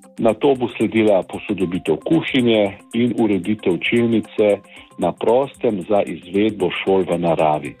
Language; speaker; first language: Slovenian; native; Slovenian